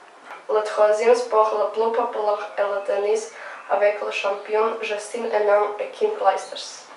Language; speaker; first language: French; non-native, learner; Croatian